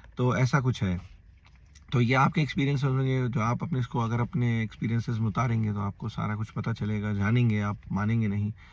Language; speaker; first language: Hindi; native; Hindi